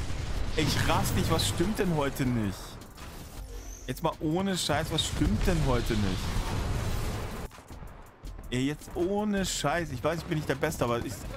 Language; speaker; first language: German; native; German